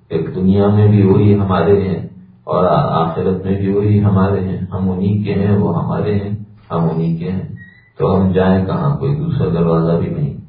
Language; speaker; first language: Urdu; native; Urdu